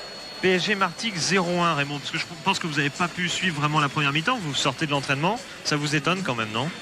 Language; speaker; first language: French; native; French